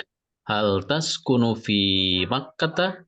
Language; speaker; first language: Arabic; non-native, learner; Indonesian